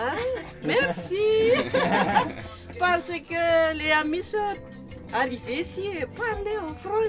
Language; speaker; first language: French; non-native, local second language; Malagasy